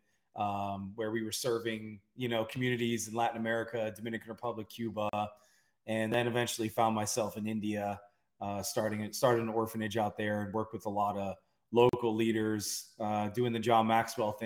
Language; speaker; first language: English; native; English